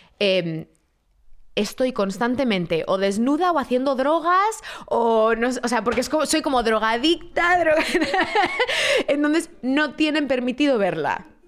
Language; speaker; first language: Spanish; native; Spanish